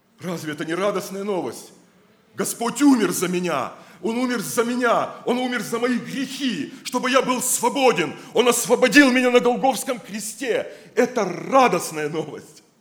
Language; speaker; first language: Russian; native; Russian